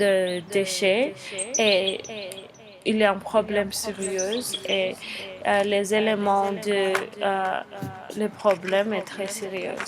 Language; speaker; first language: French; non-native, learner; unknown